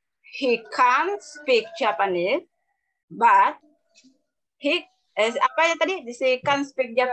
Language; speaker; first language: English; non-native, learner; Indonesian